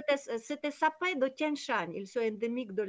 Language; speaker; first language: French; non-native, learner; Kyrgyz